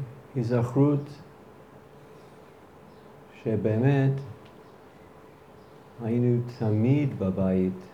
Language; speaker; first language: Hebrew; non-native, fluent; English